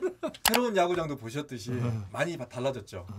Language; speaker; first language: Korean; native; Korean